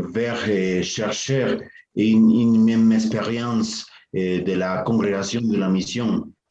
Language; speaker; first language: French; non-native, learner; Spanish